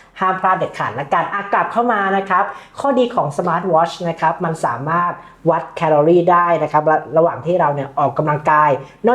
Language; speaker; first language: Thai; native; Thai